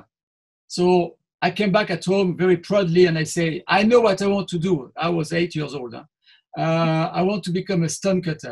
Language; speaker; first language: English; non-native, fluent; French